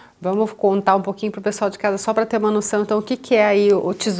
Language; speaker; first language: Portuguese; native; Portuguese